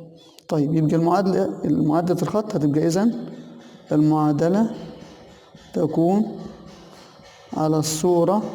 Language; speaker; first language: Arabic; native; Arabic